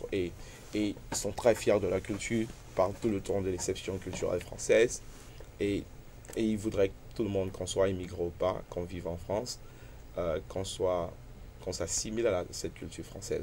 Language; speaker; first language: French; non-native, local second language; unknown